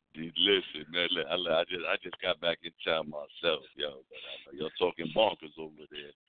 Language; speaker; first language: English; native; English